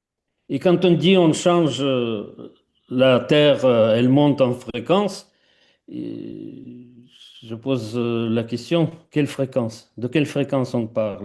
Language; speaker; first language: French; non-native, fluent; Russian